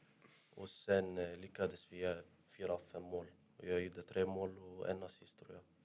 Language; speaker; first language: Swedish; early bilingual, other home language; Arabic